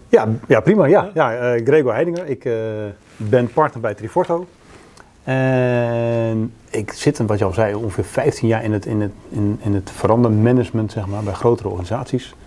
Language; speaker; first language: Dutch; native; Dutch